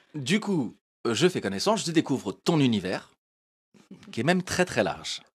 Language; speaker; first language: French; early bilingual, other home language; Portuguese